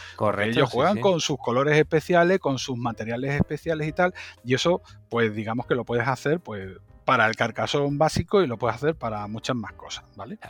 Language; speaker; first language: Spanish; native; Spanish